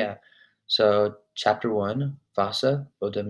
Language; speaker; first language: German; non-native, learner; English